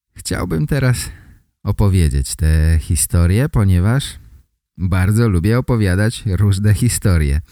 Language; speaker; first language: Polish; native; Polish